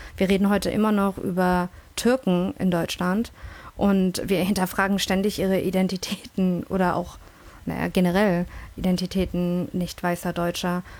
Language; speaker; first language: German; early bilingual, other home language; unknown